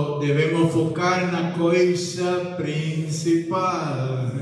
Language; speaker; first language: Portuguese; non-native, learner; English